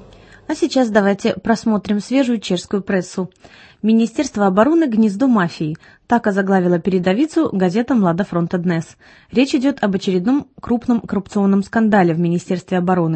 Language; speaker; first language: Russian; native; Russian